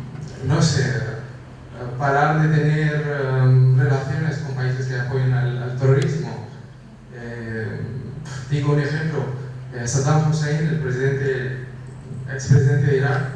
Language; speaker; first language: Spanish; non-native, fluent; Kurdish